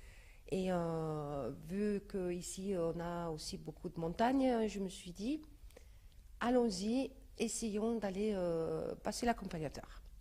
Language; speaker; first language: French; non-native, fluent; German